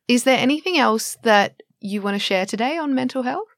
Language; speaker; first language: English; native; English